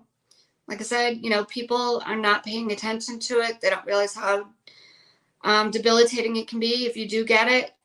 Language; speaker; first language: English; native; English